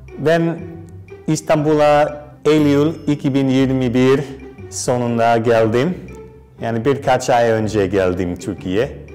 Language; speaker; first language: Turkish; non-native, learner; English